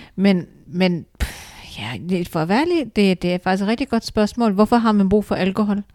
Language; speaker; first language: Danish; early bilingual, other home language; Urdu